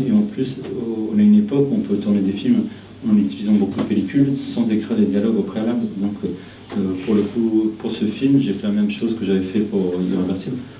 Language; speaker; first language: French; non-native, fluent; Spanish